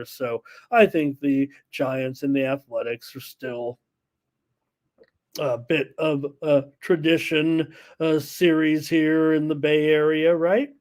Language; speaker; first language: English; native; English